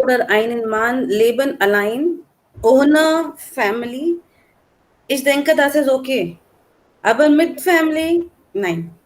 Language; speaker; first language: German; non-native, learner; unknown